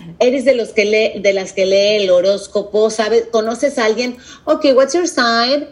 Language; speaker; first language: Spanish; early bilingual, heritage; Spanish